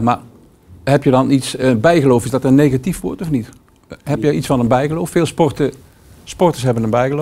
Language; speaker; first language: Dutch; native; Dutch